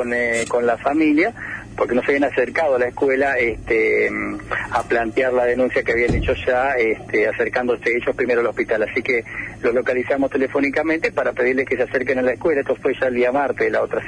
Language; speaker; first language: Spanish; native; Spanish